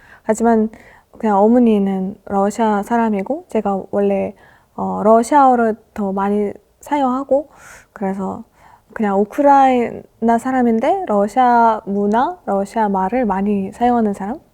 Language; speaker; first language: Korean; non-native, fluent; Russian